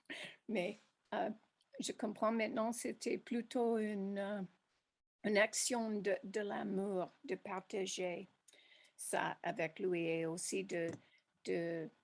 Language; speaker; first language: French; non-native, learner; English